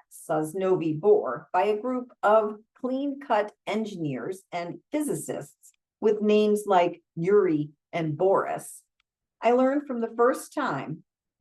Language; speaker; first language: English; native; English